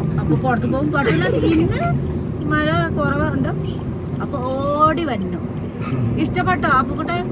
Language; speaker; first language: Malayalam; non-native, learner; Nepali